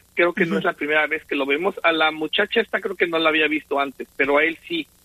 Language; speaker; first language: Spanish; native; Spanish